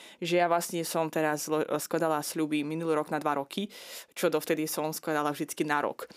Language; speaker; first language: Slovak; non-native, fluent; Azerbaijani